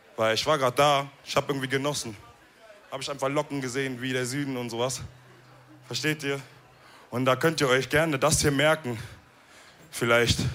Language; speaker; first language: German; early bilingual, other home language; Wolof